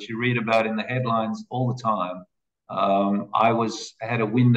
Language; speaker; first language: English; native; English